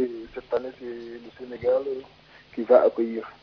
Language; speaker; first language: French; non-native, local second language; Wolof